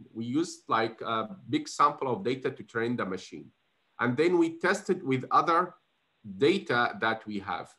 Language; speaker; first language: English; non-native, fluent; Arabic